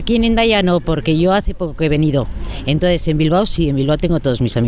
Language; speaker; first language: Spanish; native; Spanish